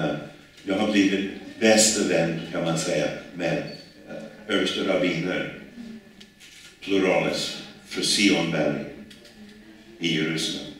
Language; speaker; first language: Swedish; non-native, fluent; English